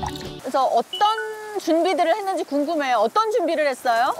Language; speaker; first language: Korean; native; Korean